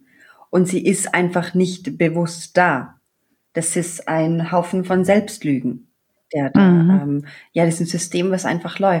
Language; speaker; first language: German; native; German